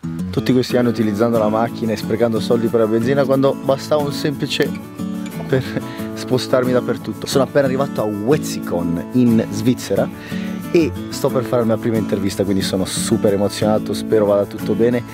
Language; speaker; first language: Italian; native; Italian